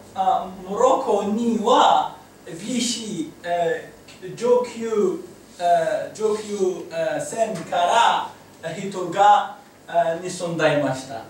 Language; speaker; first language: Japanese; non-native, learner; Arabic